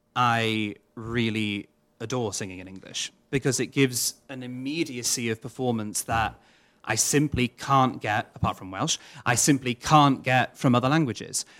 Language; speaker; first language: English; non-native, local second language; Welsh